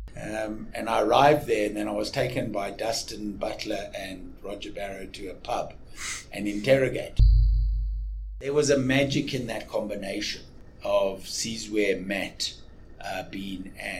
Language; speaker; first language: English; native; English